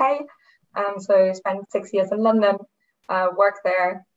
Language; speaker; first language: English; non-native, fluent; German